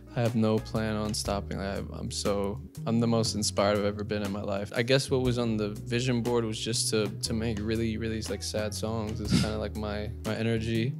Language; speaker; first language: English; native; English